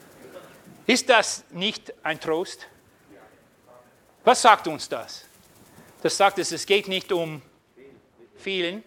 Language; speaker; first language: German; non-native, fluent; English